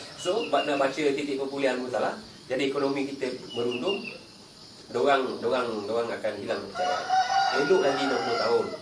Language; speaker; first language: Malay; native; Malay